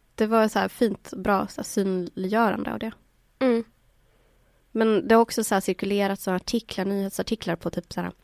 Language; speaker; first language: Swedish; native; Swedish